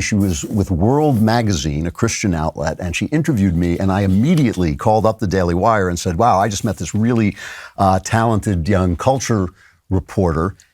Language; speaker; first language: English; native; English